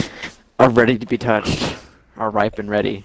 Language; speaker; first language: English; native; English